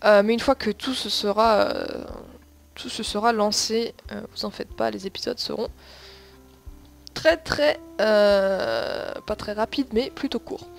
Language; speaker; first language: French; native; French